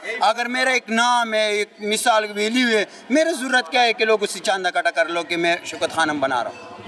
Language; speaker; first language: Urdu; non-native, local second language; Pashto